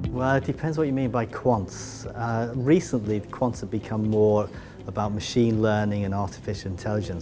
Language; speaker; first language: English; native; English